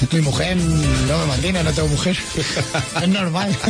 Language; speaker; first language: Spanish; native; Spanish